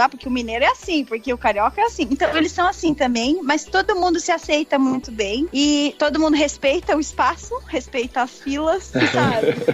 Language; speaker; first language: Portuguese; native; Portuguese